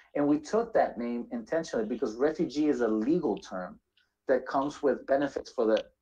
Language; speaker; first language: English; native; English